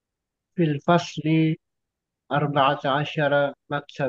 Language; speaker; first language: Arabic; non-native, learner; Indonesian